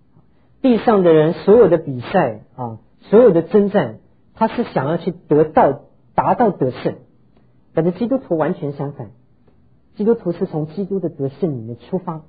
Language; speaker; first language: Chinese; native; Chinese